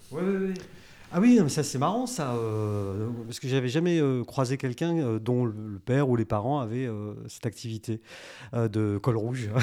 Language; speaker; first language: French; native; French